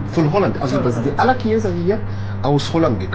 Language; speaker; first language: German; non-native, learner; Arabic